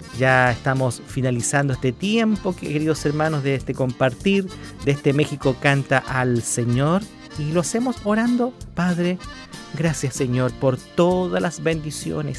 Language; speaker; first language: Spanish; native; Spanish